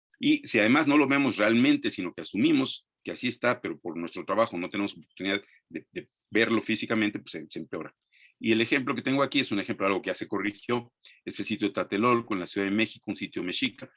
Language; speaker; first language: Spanish; native; Spanish